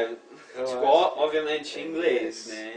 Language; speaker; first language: Portuguese; non-native, fluent; English